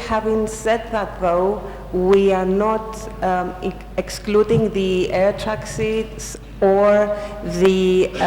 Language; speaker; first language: English; non-native, local second language; Greek